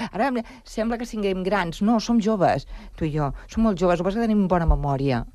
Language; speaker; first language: Catalan; non-native, local second language; Spanish